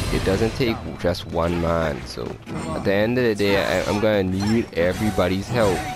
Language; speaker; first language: English; native; English